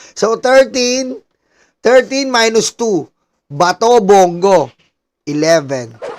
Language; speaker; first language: Filipino; native; Filipino